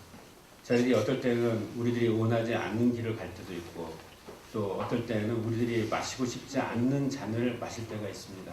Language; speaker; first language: Korean; native; Korean